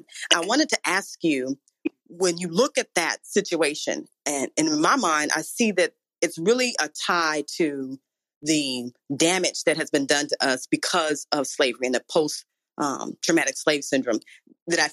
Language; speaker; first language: English; native; English